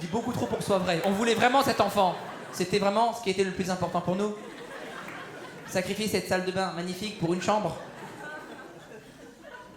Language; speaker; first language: French; native; French